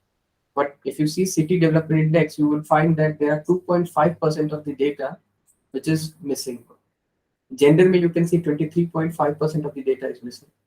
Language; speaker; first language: English; non-native, local second language; Hindi